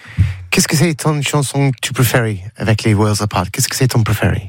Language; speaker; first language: French; non-native, learner; English